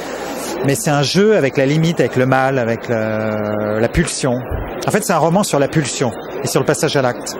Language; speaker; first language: French; native; French